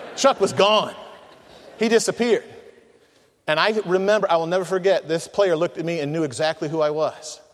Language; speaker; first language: English; native; English